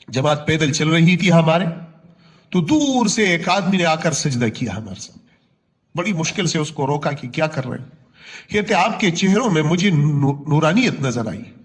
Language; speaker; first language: Urdu; non-native, local second language; Punjabi